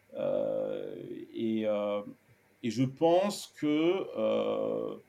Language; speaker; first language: French; early bilingual, other home language; Spanish